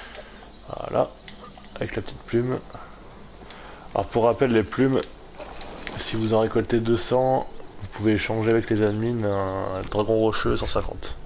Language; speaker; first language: French; native; French